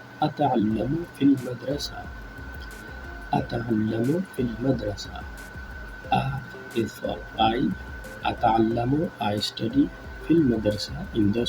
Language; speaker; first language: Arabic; non-native, fluent; Urdu